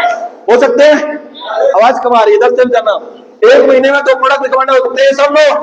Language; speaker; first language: Hindi; native; Hindi